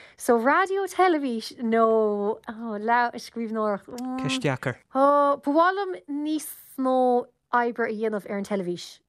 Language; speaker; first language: Irish; non-native, local second language; English